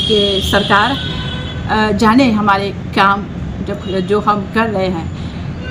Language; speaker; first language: Hindi; non-native, fluent; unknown